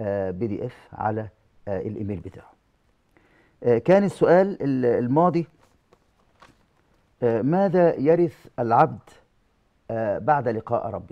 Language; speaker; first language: Arabic; native; Arabic